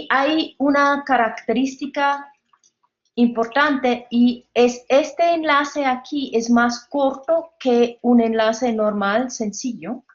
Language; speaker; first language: Spanish; non-native, fluent; English